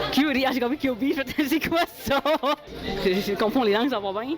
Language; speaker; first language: French; native; French